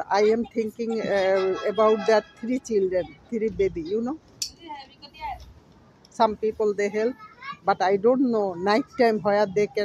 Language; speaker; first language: English; non-native, learner; Bangla